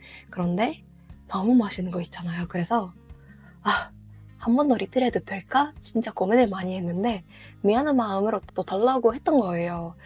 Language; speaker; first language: Korean; non-native, fluent; Russian